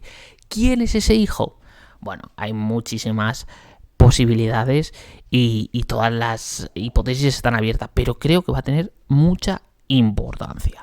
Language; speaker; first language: Spanish; native; Spanish